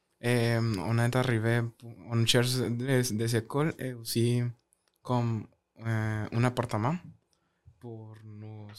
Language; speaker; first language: French; non-native, learner; Spanish